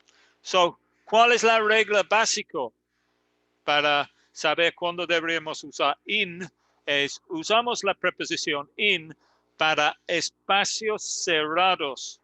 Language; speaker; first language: Spanish; non-native, learner; English